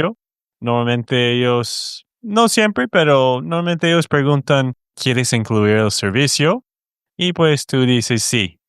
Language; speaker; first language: Spanish; non-native, fluent; English